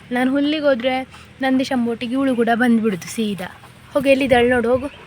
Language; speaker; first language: Kannada; non-native, local second language; Konkani